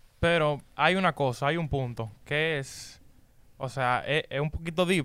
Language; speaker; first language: Spanish; native; Spanish